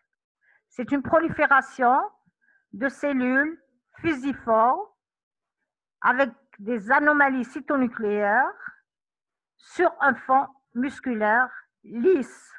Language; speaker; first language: French; non-native, local second language; Arabic